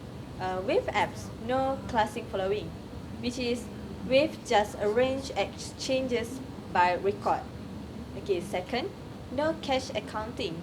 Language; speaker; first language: English; non-native, learner; Malay